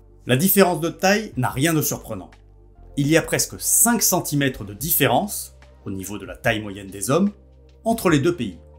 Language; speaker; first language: French; native; French